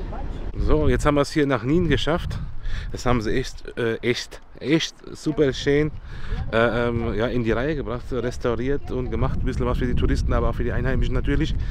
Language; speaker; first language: German; native; German